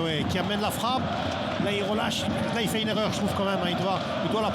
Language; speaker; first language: French; native; French